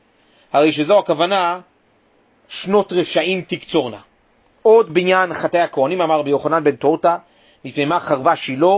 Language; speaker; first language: Hebrew; native; Hebrew